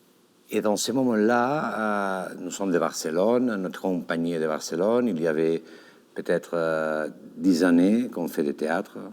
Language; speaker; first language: French; non-native, learner; Catalan